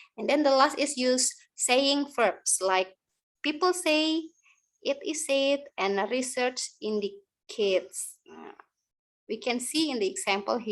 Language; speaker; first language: English; non-native, learner; Indonesian